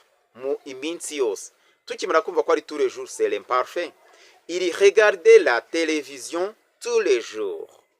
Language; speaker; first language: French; non-native, local second language; Kinyarwanda